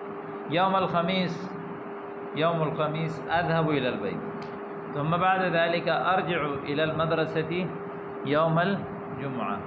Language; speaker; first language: Arabic; non-native, fluent; Urdu